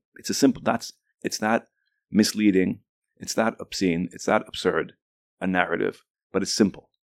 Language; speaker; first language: English; early bilingual, other home language; Arabic